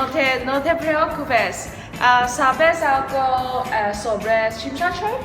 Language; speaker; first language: Spanish; non-native, learner; Cantonese